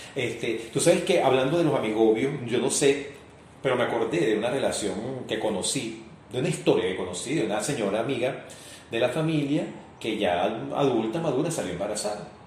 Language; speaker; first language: Spanish; native; Spanish